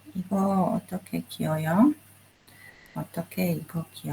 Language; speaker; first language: Korean; non-native, learner; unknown